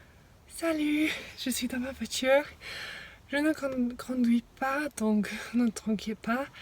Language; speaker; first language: French; non-native, fluent; English